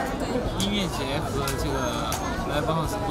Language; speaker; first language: Chinese; non-native, fluent; Japanese